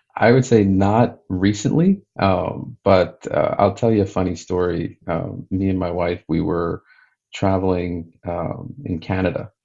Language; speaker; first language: English; native; English